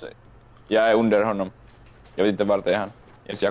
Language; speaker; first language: Swedish; non-native, local second language; Finnish